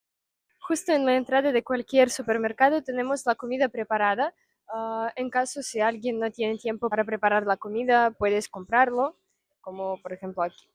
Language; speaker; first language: Spanish; non-native, fluent; Russian